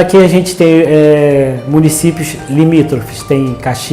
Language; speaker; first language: Portuguese; native; Portuguese